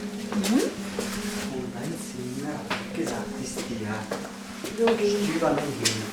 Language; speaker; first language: German; non-native, learner; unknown